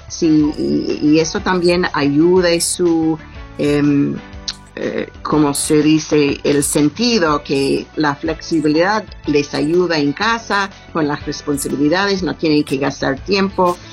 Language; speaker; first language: Spanish; non-native, learner; English